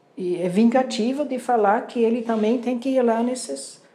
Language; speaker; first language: Portuguese; non-native, fluent; German